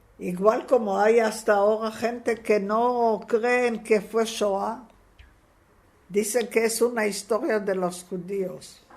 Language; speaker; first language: Spanish; non-native, fluent; Hebrew